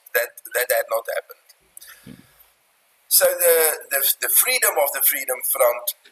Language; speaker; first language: English; non-native, local second language; Afrikaans